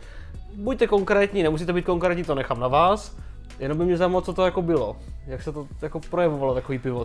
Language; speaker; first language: Czech; native; Czech